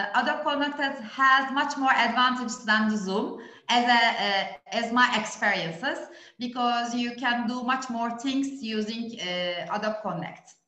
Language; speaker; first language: English; non-native, fluent; Turkish